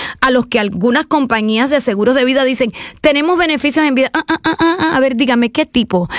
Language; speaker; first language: Spanish; native; Spanish